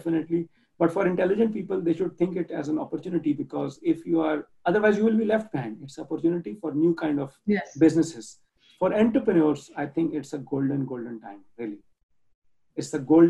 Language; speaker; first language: English; non-native, local second language; Urdu